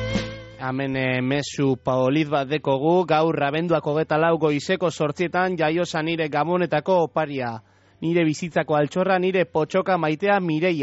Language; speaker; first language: Basque; native; Basque